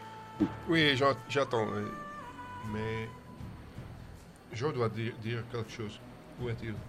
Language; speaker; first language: French; non-native, learner; Dutch